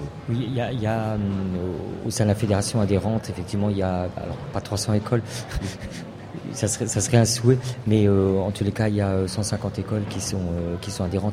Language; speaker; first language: French; native; French